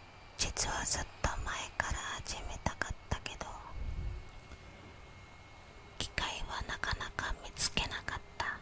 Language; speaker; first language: Japanese; non-native, fluent; Indonesian